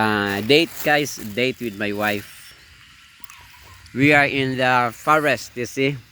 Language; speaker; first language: English; non-native, learner; Thai